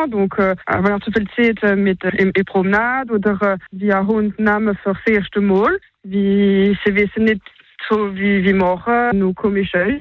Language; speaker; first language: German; non-native, local second language; French